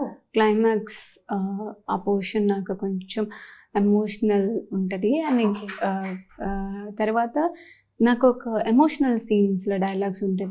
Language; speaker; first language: Telugu; non-native, learner; Tamil